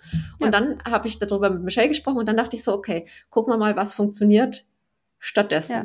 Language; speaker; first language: German; native; German